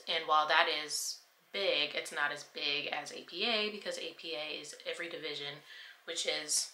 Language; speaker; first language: English; native; English